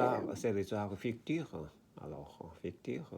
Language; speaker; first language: French; non-native, learner; Korean